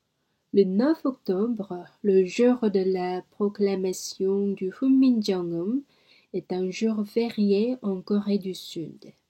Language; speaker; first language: French; non-native, learner; Korean